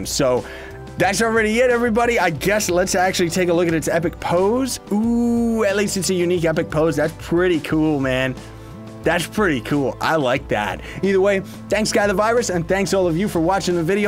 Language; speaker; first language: English; native; English